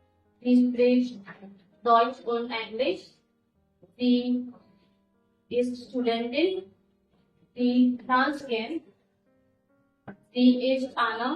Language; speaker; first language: German; non-native, learner; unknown